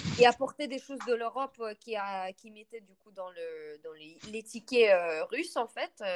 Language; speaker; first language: French; non-native, fluent; Russian